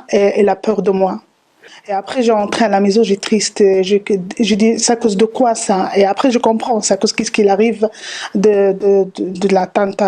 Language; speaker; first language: French; non-native, learner; Arabic